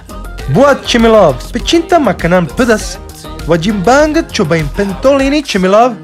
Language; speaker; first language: Indonesian; non-native, fluent; Serbian